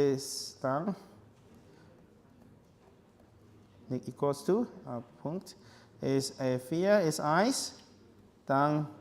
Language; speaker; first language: German; non-native, learner; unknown